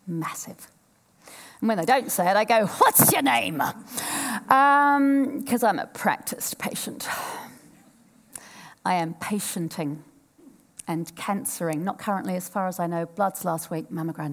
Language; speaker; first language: English; native; English